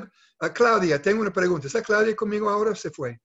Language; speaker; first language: Spanish; non-native, fluent; English